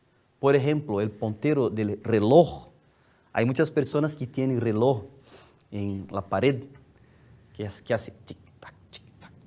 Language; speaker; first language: Spanish; non-native, fluent; Portuguese